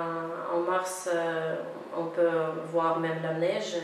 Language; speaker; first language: French; non-native, fluent; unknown